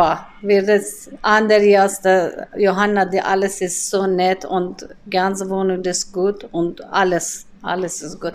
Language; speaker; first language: German; non-native, learner; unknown